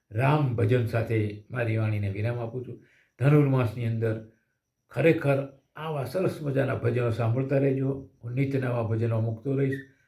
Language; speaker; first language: Gujarati; native; Gujarati